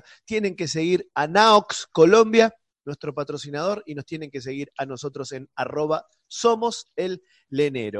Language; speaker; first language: Spanish; native; Spanish